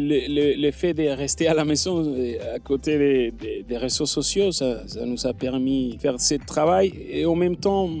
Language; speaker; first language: French; non-native, fluent; Spanish